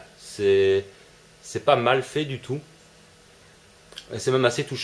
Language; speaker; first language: French; native; French